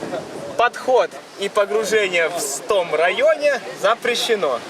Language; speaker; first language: Russian; native; Russian